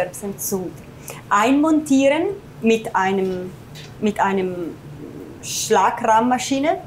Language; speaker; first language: German; non-native, fluent; Italian